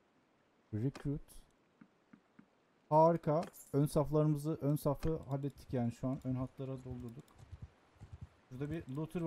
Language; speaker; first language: Turkish; native; Turkish